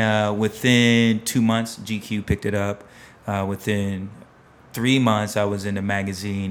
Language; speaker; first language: English; native; English